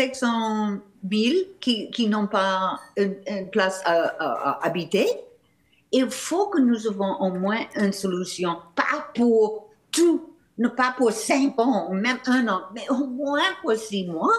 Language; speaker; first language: French; non-native, fluent; English